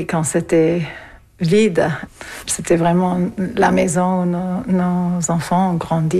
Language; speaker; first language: French; non-native, fluent; English